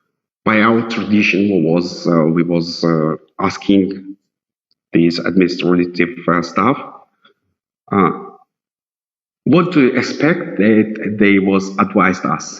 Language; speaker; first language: English; non-native, fluent; Russian